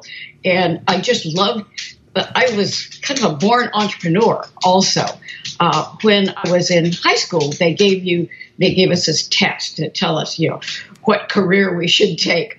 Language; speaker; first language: English; native; English